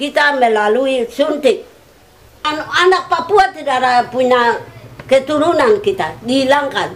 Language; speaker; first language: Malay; non-native, local second language; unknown